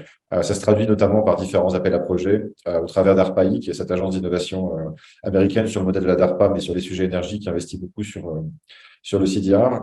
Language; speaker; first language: French; native; French